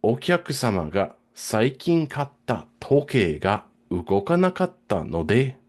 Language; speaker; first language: Japanese; non-native, fluent; English